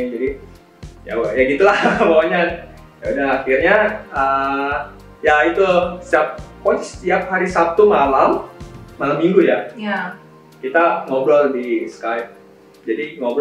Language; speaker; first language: Indonesian; native; Indonesian